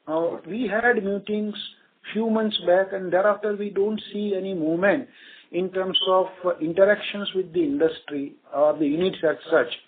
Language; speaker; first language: English; non-native, local second language; Gujarati